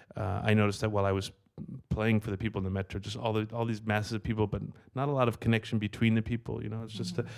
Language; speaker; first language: English; native; English